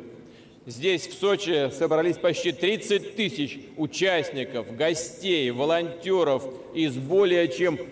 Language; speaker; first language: Russian; native; Russian